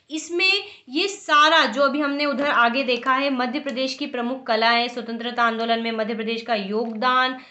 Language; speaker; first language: Hindi; native; Hindi